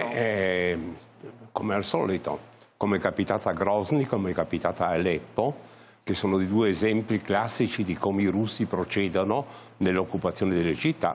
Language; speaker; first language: Italian; native; Italian